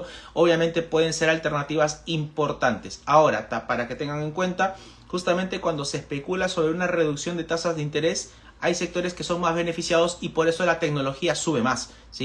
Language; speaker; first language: Spanish; native; Spanish